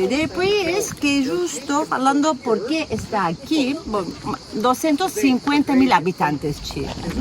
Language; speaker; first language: Portuguese; non-native, fluent; Turkish